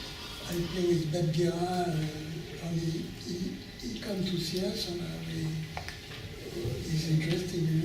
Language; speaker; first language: English; non-native, learner; French